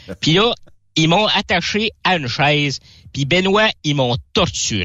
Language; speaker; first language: French; native; French